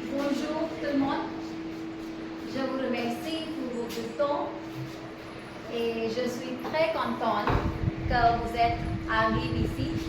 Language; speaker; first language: French; non-native, learner; Hindi